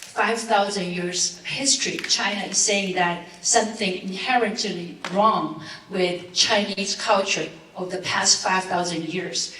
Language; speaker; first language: English; non-native, fluent; Chinese